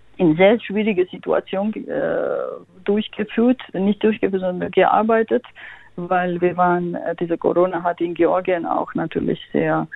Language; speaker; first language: German; non-native, fluent; Georgian